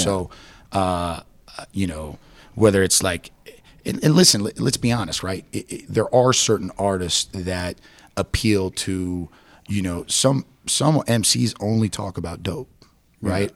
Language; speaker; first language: English; native; English